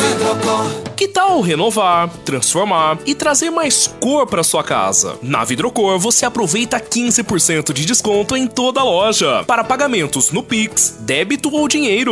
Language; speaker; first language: Portuguese; native; Portuguese